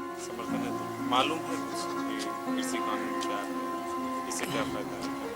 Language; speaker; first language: Hindi; native; Hindi